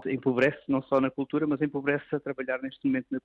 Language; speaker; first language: Portuguese; native; Portuguese